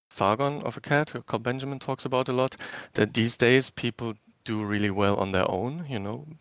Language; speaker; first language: English; non-native, fluent; German